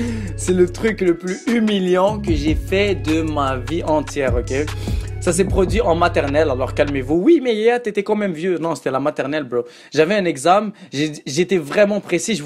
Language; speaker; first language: French; native; French